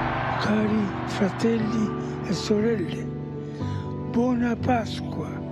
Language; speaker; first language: Italian; early bilingual, heritage; Spanish